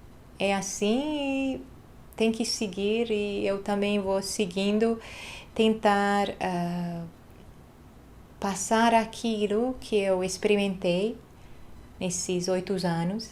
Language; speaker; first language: Portuguese; non-native, fluent; Hungarian